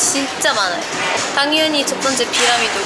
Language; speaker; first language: Korean; non-native, local second language; Arabic